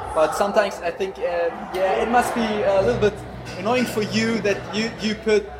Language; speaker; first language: English; non-native, fluent; German